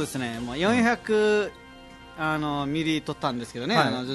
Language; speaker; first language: Japanese; non-native, fluent; Nepali